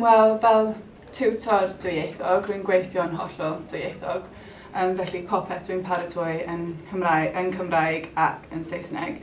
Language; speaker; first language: Welsh; non-native, local second language; English